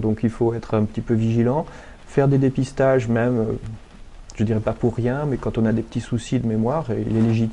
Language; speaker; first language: French; native; French